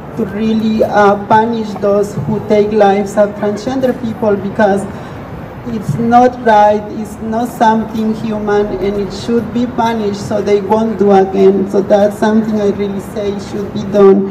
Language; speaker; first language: English; non-native, fluent; Spanish